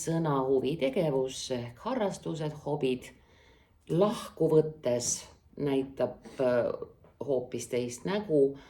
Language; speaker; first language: Estonian; native; Estonian